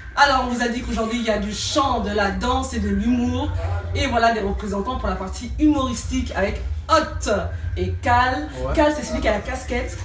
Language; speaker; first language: French; native; French